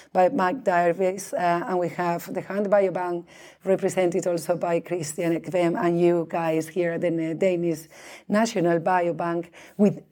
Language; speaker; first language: English; non-native, fluent; Spanish